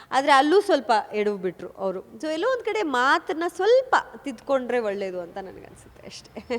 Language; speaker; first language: Kannada; non-native, local second language; Kodava